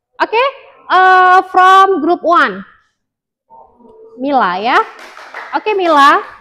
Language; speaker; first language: English; non-native, learner; Indonesian